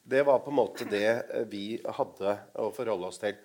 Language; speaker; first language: Norwegian; non-native, local second language; Urdu